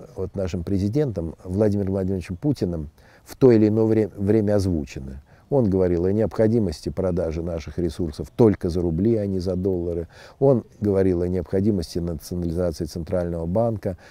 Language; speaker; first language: Russian; native; Russian